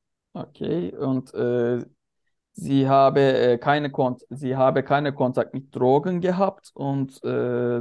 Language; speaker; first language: German; non-native, learner; Turkish